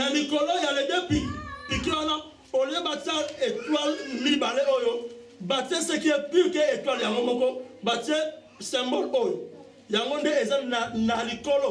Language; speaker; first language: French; non-native, local second language; Lingala